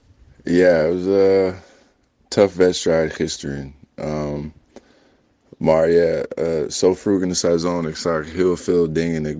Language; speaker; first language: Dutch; non-native, learner; English